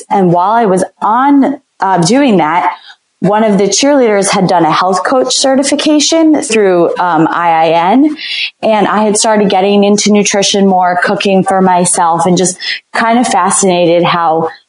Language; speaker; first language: English; native; English